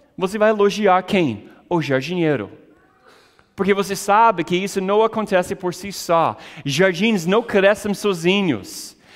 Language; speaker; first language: Portuguese; non-native, fluent; English